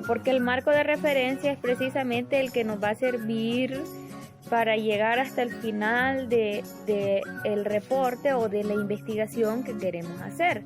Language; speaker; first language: Spanish; native; Spanish